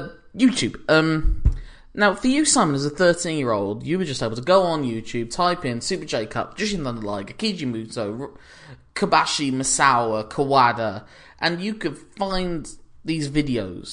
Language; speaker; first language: English; native; English